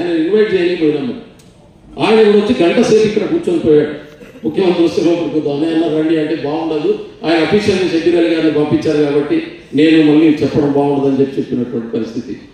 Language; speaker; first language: Telugu; non-native, local second language; Lambadi